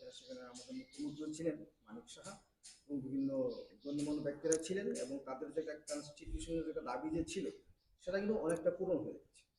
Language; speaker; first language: Bangla; native; Bangla